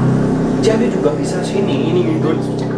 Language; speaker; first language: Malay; non-native, learner; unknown